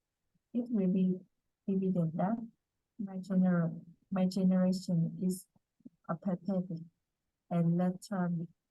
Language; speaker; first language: English; non-native, learner; Vietnamese